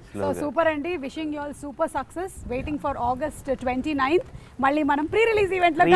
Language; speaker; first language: Telugu; native; Telugu